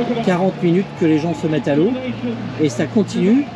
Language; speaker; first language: French; native; French